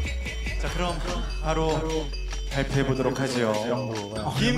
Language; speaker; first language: Korean; native; Korean